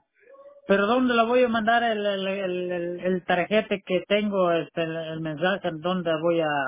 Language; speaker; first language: Spanish; non-native, local second language; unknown